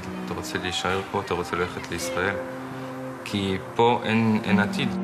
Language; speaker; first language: Hebrew; early bilingual, heritage; Hebrew